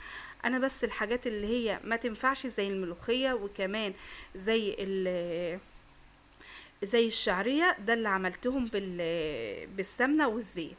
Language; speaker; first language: Arabic; native; Arabic